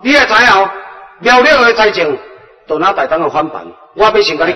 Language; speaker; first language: Chinese; native; Chinese